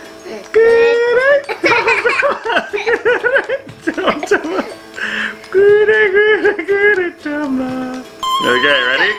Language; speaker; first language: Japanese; early bilingual, heritage; English